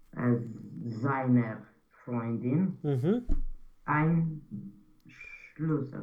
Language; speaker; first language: German; non-native, learner; Romanian